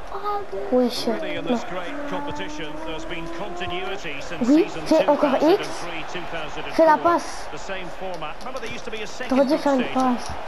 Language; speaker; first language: French; native; French